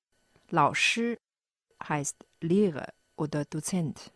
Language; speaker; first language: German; non-native, fluent; Chinese